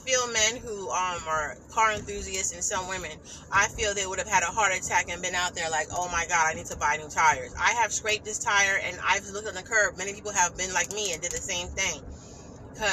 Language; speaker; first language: English; native; English